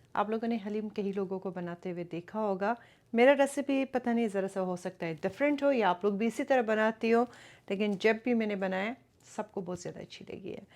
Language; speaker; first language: Urdu; early bilingual, other home language; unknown